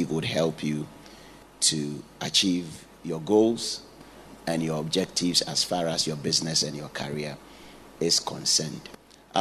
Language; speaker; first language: English; non-native, local second language; Akan